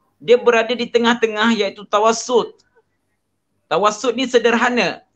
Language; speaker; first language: Malay; native; Malay